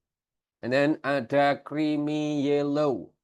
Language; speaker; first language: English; non-native, fluent; Indonesian